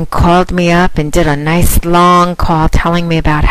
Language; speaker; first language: English; native; English